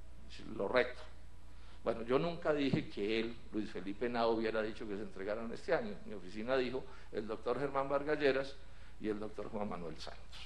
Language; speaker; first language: Spanish; native; Spanish